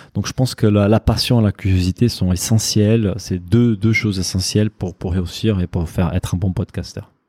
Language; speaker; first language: French; non-native, fluent; Portuguese